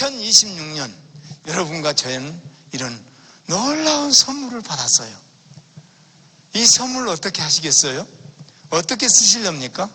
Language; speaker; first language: Korean; native; Korean